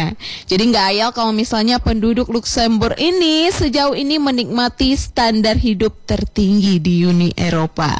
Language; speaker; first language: Indonesian; native; Indonesian